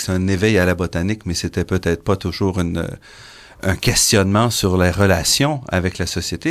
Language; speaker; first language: French; native; French